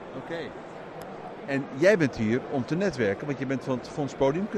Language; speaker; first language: Dutch; native; Dutch